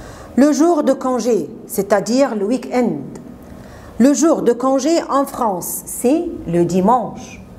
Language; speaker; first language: French; non-native, fluent; Arabic